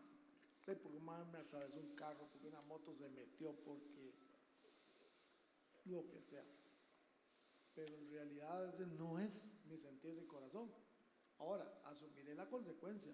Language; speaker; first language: Spanish; native; Spanish